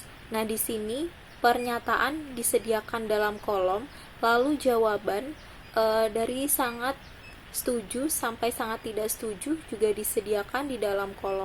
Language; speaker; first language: Indonesian; native; Indonesian